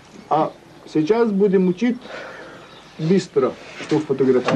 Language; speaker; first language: Russian; non-native, learner; French